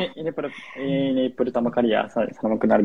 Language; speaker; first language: Indonesian; non-native, fluent; Japanese